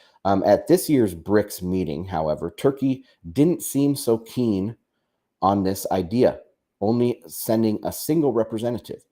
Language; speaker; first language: English; native; English